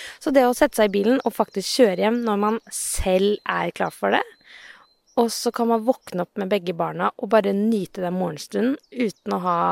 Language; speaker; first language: Norwegian; native; Norwegian